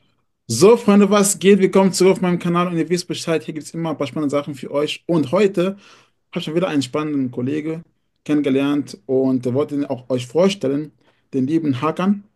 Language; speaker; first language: German; native; German